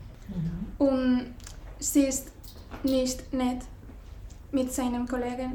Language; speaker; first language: German; non-native, learner; Spanish